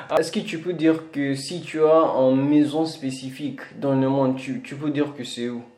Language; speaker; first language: French; non-native, fluent; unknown